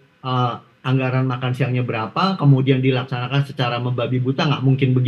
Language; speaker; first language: Indonesian; native; Indonesian